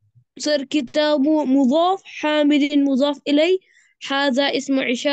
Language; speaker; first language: Arabic; non-native, learner; Urdu